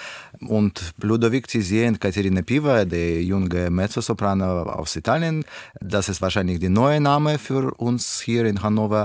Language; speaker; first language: German; non-native, learner; Russian